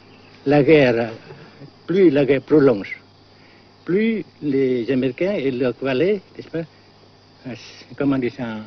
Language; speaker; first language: French; non-native, fluent; Vietnamese